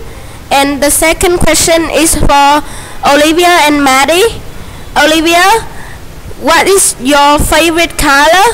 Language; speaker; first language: English; non-native, learner; Vietnamese